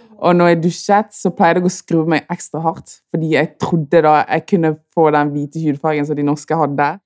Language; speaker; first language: Norwegian; early bilingual, other home language; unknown